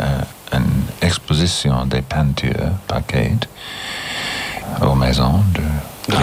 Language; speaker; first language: French; non-native, fluent; English